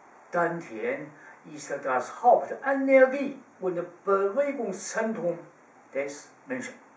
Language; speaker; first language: German; non-native, fluent; Chinese